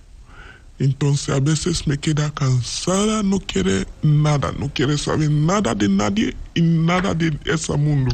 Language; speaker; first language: Spanish; non-native, learner; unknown